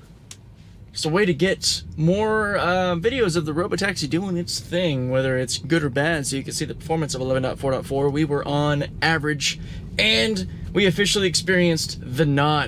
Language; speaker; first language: English; native; English